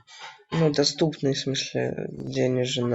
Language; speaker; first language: Russian; native; Russian